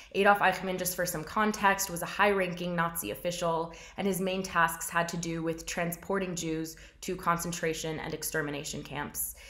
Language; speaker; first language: English; native; English